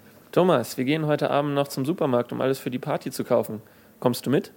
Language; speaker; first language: German; native; German